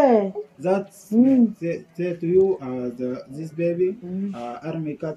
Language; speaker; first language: English; non-native, learner; Arabic